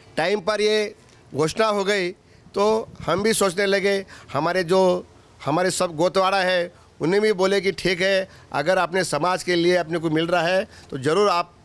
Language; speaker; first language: Hindi; non-native, local second language; Lambadi